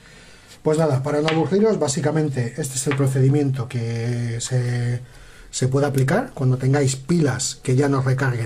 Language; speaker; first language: Spanish; native; Spanish